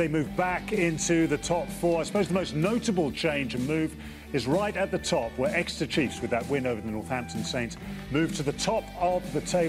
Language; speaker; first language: English; native; English